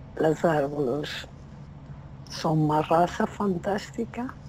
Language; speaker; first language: Spanish; non-native, learner; Portuguese